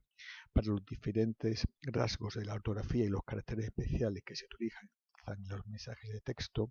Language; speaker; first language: Spanish; native; Spanish